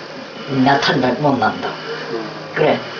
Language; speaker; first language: Korean; early bilingual, heritage; Korean